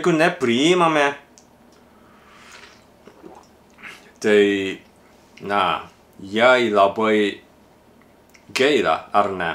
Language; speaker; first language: Lithuanian; non-native, fluent; Japanese